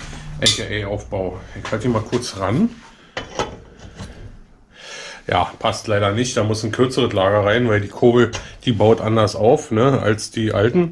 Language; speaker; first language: German; native; German